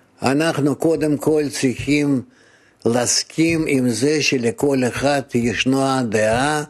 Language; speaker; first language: Hebrew; non-native, fluent; Russian